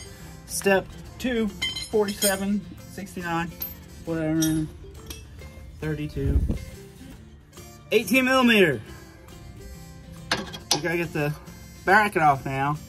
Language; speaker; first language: English; native; English